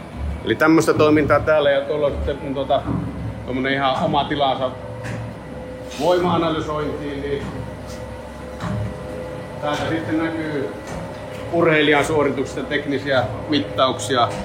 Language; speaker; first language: Finnish; native; Finnish